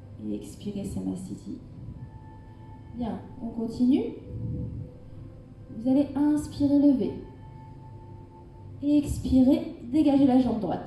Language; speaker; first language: French; native; French